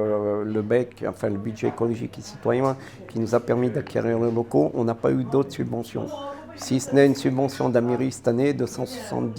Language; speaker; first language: French; native; French